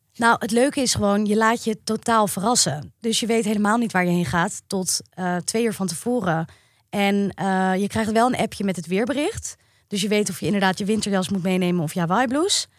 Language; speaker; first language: Dutch; native; Dutch